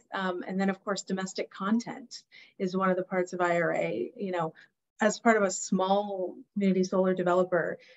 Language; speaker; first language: English; native; English